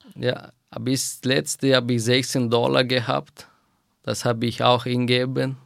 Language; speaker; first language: German; non-native, fluent; Persian